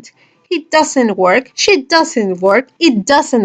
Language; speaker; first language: English; non-native, fluent; Spanish